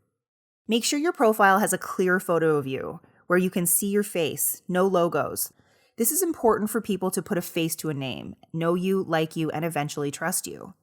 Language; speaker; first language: English; native; English